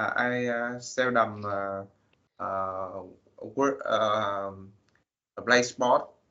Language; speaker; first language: English; non-native, learner; Vietnamese